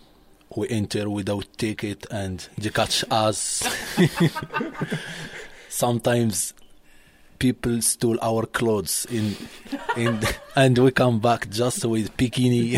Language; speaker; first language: English; non-native, learner; Arabic